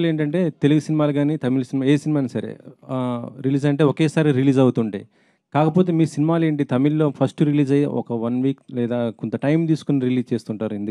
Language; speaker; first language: Telugu; native; Telugu